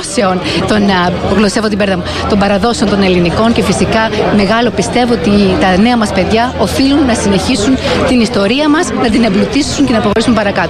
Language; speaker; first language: Greek; native; Greek